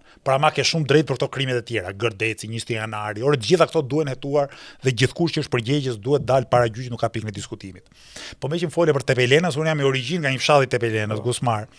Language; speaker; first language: Albanian; native; Albanian